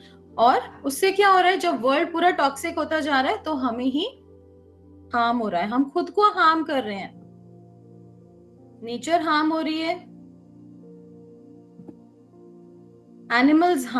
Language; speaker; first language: Hindi; native; Hindi